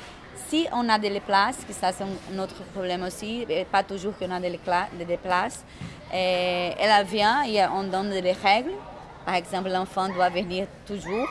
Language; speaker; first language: French; non-native, fluent; Portuguese